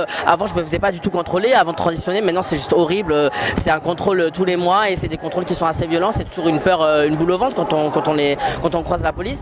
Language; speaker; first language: French; native; French